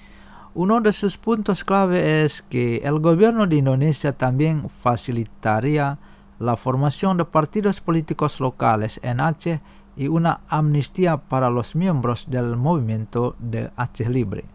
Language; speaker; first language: Spanish; non-native, fluent; Indonesian